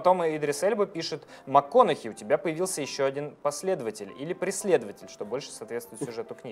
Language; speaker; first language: Russian; native; Russian